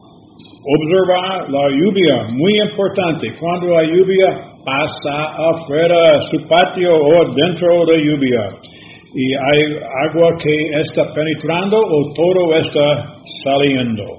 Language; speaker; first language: Spanish; non-native, learner; English